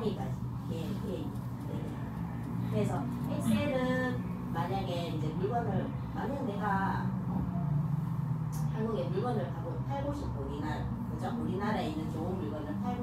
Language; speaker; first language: Korean; native; Korean